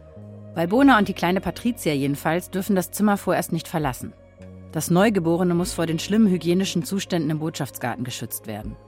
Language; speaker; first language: German; native; German